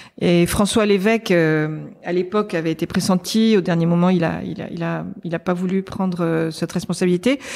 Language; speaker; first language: French; native; French